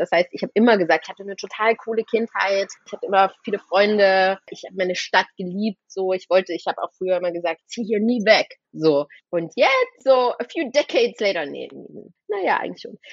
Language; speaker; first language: German; native; German